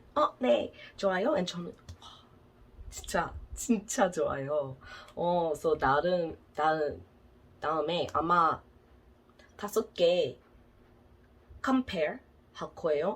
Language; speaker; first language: Korean; non-native, learner; English